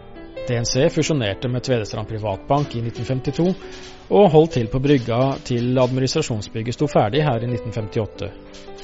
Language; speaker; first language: Norwegian; native; Norwegian